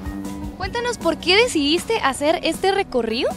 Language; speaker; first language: Spanish; native; Spanish